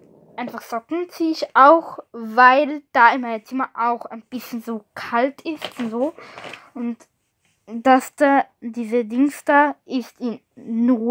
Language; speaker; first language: German; non-native, learner; Bulgarian